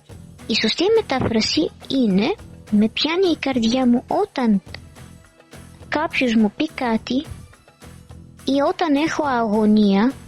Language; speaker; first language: Greek; non-native, fluent; Arabic